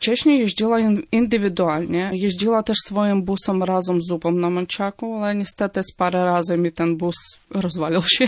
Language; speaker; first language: Polish; non-native, fluent; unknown